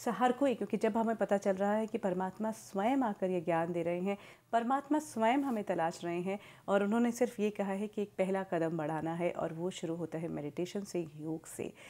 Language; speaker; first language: Hindi; native; Hindi